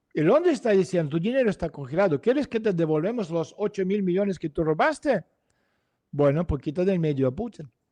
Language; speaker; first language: Spanish; non-native, fluent; Russian